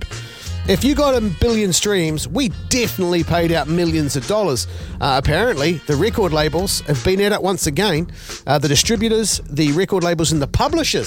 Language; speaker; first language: English; native; English